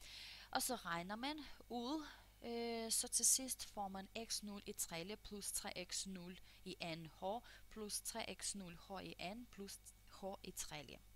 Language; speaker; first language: Danish; non-native, fluent; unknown